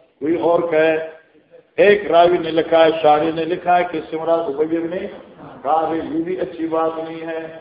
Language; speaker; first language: Urdu; non-native, local second language; Northern Hindko